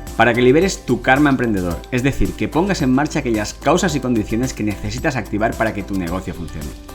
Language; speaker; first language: Spanish; native; Spanish